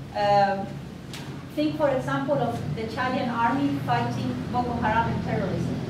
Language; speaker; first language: English; non-native, fluent; Spanish